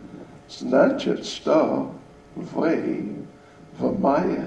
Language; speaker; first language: Russian; non-native, learner; English